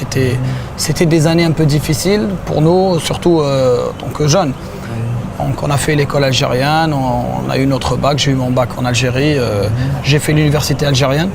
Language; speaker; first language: French; non-native, local second language; Arabic